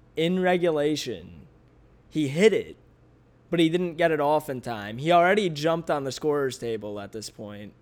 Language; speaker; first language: English; native; English